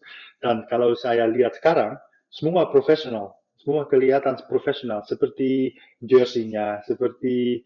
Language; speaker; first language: Indonesian; non-native, fluent; Dutch